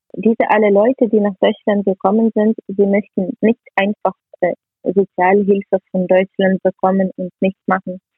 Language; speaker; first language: German; non-native, learner; Ukrainian